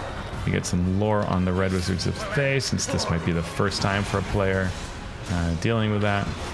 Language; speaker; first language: English; native; English